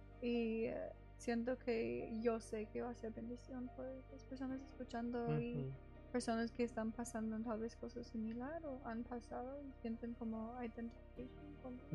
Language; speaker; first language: Spanish; non-native, learner; English